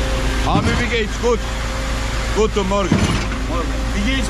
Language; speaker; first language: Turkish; non-native, learner; Azerbaijani